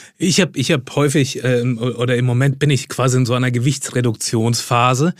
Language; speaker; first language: German; native; German